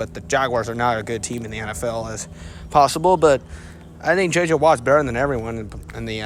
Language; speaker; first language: English; native; English